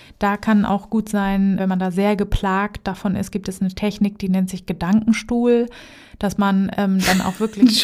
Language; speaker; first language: German; native; German